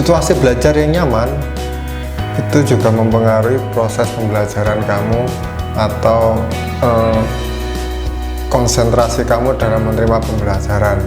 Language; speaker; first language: Indonesian; native; Indonesian